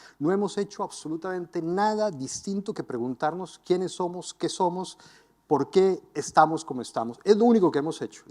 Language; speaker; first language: Spanish; native; Spanish